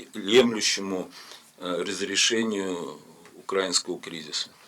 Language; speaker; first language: Russian; native; Russian